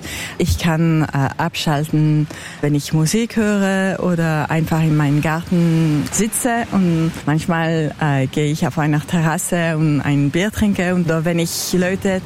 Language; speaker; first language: German; non-native, local second language; French